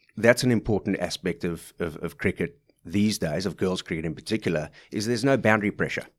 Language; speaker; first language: English; native; English